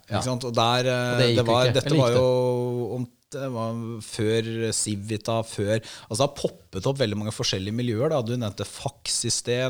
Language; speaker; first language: Norwegian; native; Norwegian